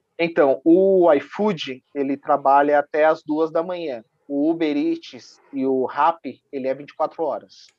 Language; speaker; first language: Portuguese; native; Portuguese